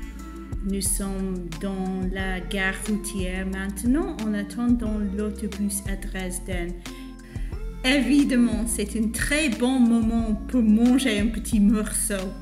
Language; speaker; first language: French; non-native, fluent; English